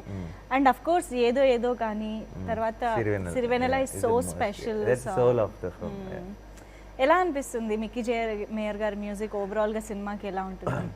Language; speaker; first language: Telugu; native; Telugu